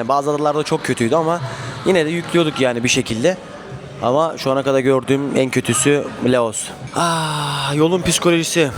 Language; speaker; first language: Turkish; native; Turkish